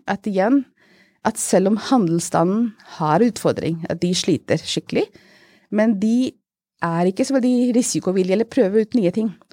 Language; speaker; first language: Norwegian; non-native, fluent; Hindi